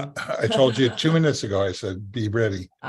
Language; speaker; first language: English; native; English